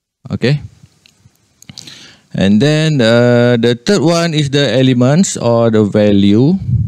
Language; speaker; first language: English; non-native, local second language; Malay